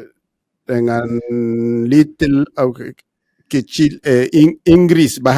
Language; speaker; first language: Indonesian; non-native, learner; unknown